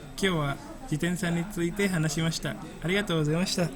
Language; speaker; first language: Japanese; non-native, fluent; Indonesian